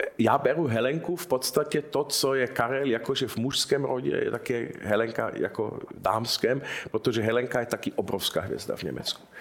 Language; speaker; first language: Czech; early bilingual, heritage; Czech